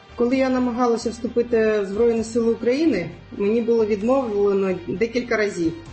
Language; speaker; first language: Ukrainian; non-native, local second language; Crimean Tatar